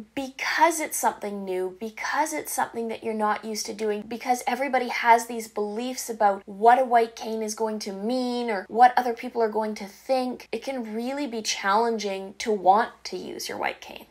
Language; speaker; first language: English; native; English